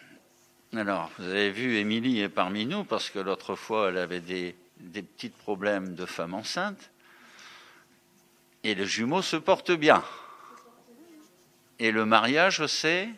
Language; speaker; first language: French; native; French